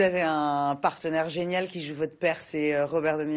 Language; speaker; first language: French; native; French